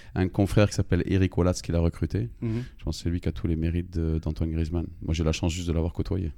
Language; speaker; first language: French; native; French